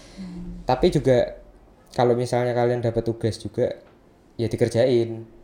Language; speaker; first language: Indonesian; native; Indonesian